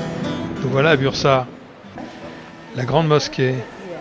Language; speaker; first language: French; native; French